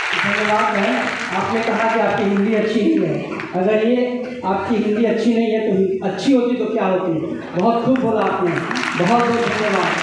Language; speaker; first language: Hindi; native; Hindi